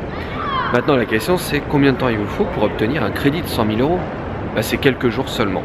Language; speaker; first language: French; native; French